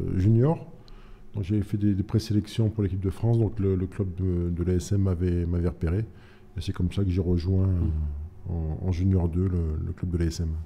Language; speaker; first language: French; native; French